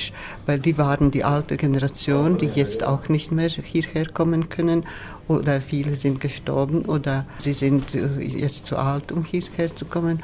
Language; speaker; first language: German; non-native, fluent; Latvian